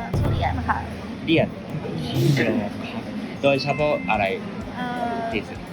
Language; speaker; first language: Thai; non-native, learner; Japanese